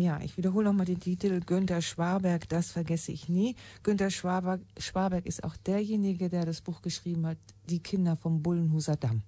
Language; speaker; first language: German; native; German